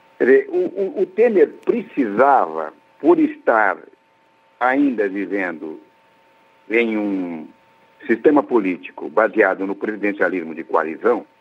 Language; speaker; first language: Portuguese; native; Portuguese